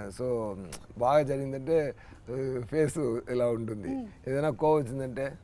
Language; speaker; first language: Telugu; non-native, learner; Tamil